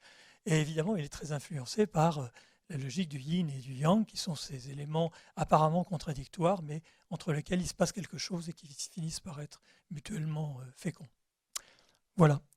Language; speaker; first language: French; native; French